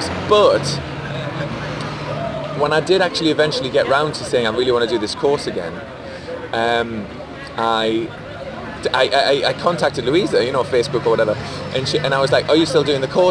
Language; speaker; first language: English; native; English